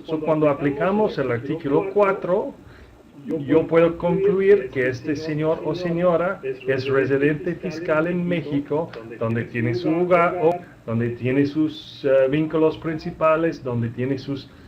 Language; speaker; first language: Spanish; non-native, fluent; English